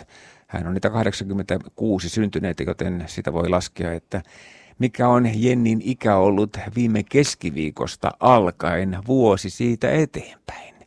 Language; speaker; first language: Finnish; native; Finnish